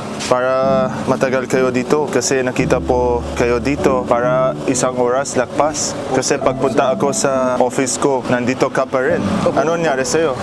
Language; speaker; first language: Filipino; non-native, learner; Arabic